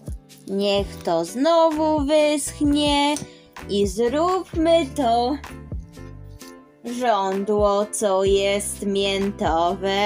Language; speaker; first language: Polish; early bilingual, heritage; Polish